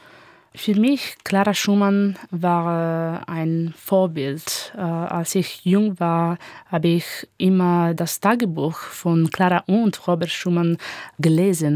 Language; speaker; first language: German; non-native, learner; Italian